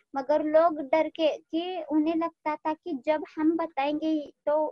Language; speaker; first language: Hindi; non-native, local second language; Marathi